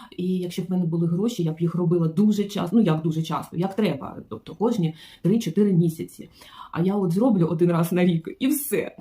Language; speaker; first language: Ukrainian; non-native, local second language; Russian